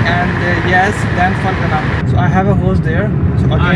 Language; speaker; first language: English; non-native, local second language; Hindi